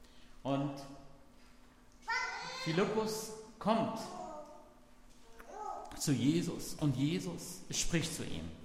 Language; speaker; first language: German; non-native, fluent; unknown